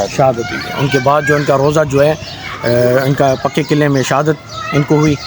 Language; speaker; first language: Urdu; non-native, local second language; Sindhi